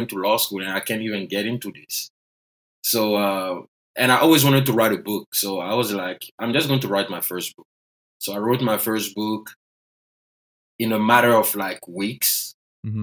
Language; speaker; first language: English; non-native, fluent; French